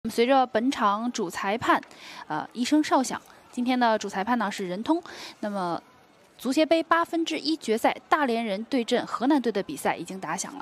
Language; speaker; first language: Chinese; native; Chinese